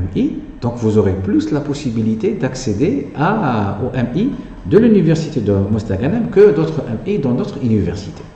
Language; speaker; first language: French; non-native, local second language; Arabic